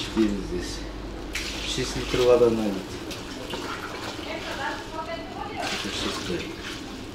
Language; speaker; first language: Russian; non-native, local second language; Uzbek